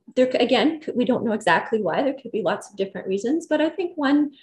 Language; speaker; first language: English; native; English